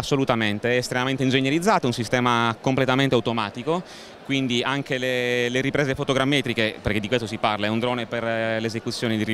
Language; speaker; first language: Italian; native; Italian